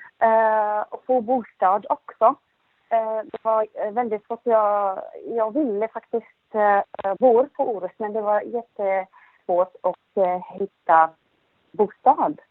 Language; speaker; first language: Swedish; non-native, learner; Arabic